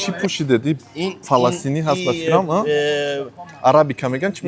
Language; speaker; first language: Persian; native; Persian